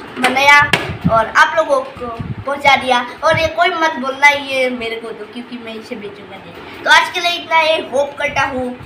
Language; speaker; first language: Hindi; non-native, local second language; Assamese